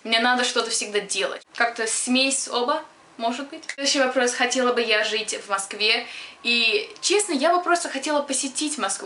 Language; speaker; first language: Russian; early bilingual, other home language; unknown